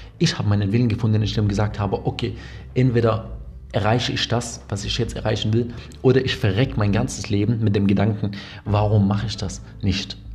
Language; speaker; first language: German; non-native, fluent; Arabic